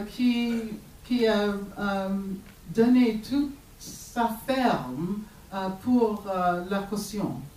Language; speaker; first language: French; non-native, fluent; English